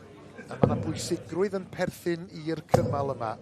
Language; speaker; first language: Welsh; native; Welsh